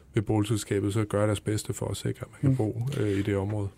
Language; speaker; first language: Danish; native; Danish